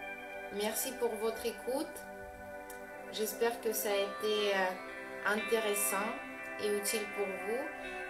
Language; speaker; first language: French; non-native, fluent; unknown